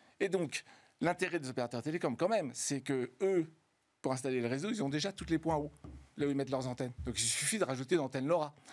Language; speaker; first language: French; native; French